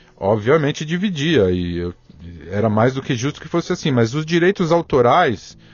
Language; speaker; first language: Portuguese; native; Portuguese